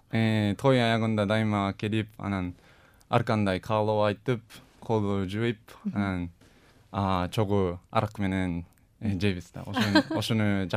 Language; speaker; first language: Kyrgyz; non-native, fluent; Japanese